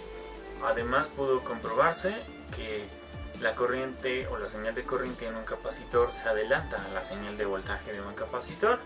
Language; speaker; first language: Spanish; native; Spanish